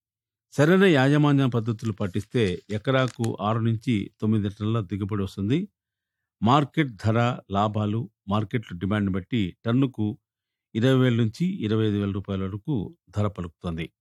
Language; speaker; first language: Telugu; native; Telugu